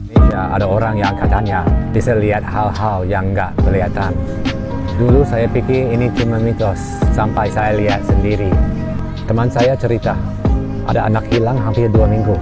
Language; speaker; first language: Indonesian; non-native, fluent; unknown